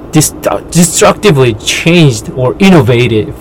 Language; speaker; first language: English; non-native, fluent; Korean